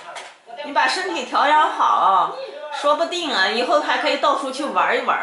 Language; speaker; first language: Chinese; native; Chinese